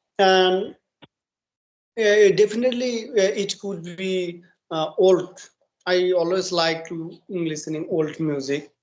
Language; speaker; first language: English; non-native, learner; Bangla